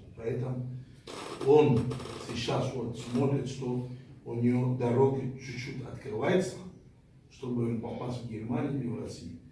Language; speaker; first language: Russian; non-native, fluent; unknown